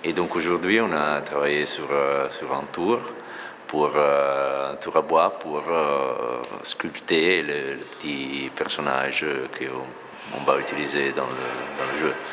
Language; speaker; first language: French; non-native, fluent; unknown